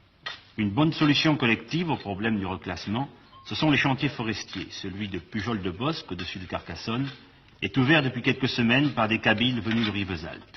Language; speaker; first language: French; native; French